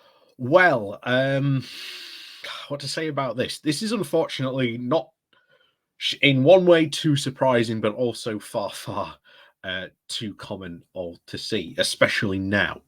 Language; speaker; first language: English; native; English